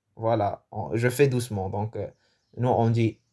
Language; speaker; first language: French; non-native, local second language; Arabic